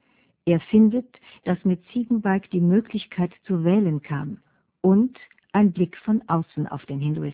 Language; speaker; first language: German; native; German